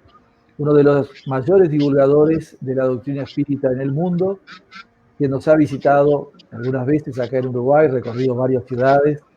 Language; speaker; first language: Spanish; native; Spanish